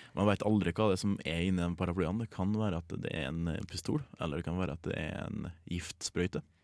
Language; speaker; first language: Norwegian; native; Norwegian